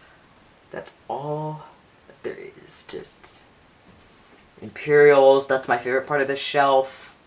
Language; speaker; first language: English; native; English